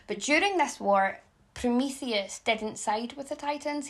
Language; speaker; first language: English; native; English